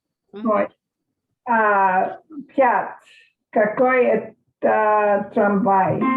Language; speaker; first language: Russian; non-native, learner; English